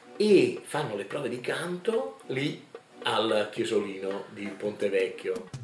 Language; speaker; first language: Italian; native; Italian